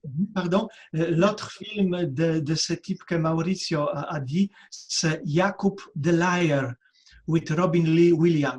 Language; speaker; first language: French; non-native, fluent; Polish